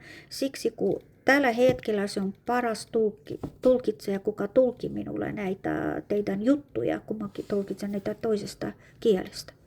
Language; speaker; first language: Finnish; non-native, fluent; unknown